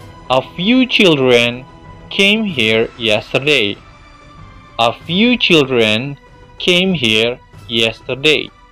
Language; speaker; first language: English; non-native, fluent; Indonesian